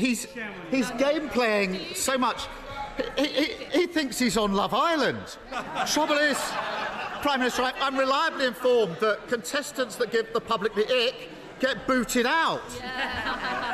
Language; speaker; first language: English; native; English